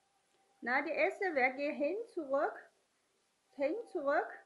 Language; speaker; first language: German; non-native, learner; Chinese